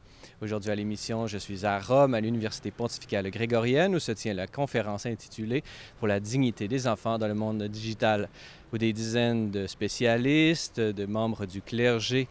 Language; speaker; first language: French; native; French